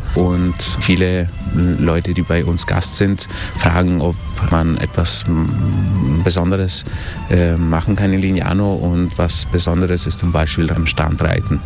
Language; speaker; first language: German; early bilingual, heritage; German